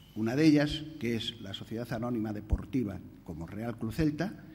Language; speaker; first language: Spanish; native; Spanish